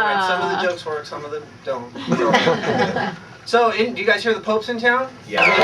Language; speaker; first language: English; native; English